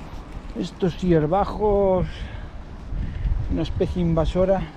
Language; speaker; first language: Spanish; native; Spanish